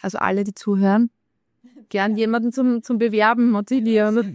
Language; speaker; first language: German; native; German